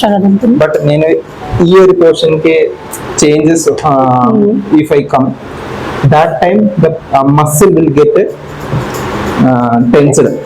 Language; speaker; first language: Telugu; non-native, learner; Malayalam